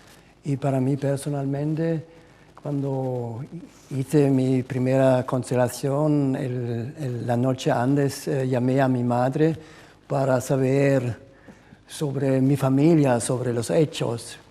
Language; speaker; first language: Spanish; non-native, fluent; German